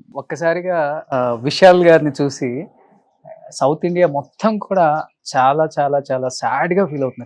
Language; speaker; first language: Telugu; native; Telugu